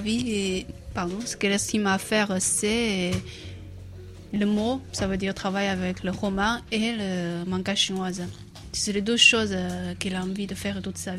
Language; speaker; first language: French; non-native, learner; Chinese